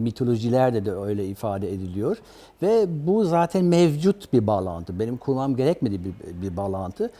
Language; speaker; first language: Turkish; early bilingual, other home language; German